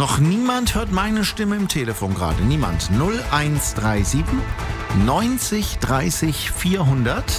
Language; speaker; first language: German; native; German